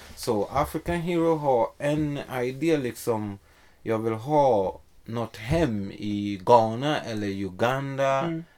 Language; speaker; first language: Swedish; non-native, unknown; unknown